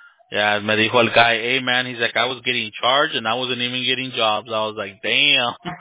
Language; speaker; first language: English; early bilingual, other home language; Spanish